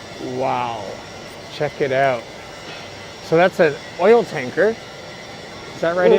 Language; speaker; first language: English; non-native, fluent; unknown